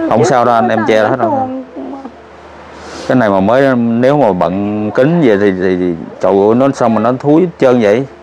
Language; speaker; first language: Vietnamese; native; Vietnamese